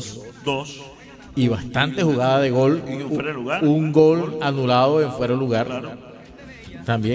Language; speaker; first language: Spanish; native; Spanish